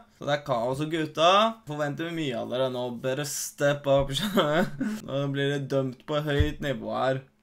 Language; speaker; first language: Norwegian; early bilingual, other home language; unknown